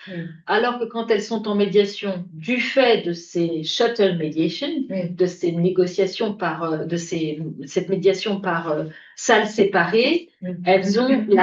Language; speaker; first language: French; native; French